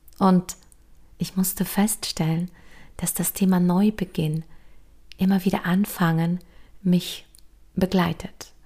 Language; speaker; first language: German; early bilingual, other home language; Polish